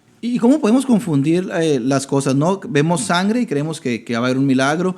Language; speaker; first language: Spanish; native; Spanish